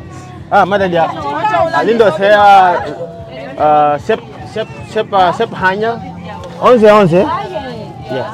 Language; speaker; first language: Vietnamese; non-native, learner; Portuguese